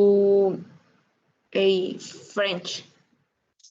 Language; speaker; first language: English; non-native, learner; Spanish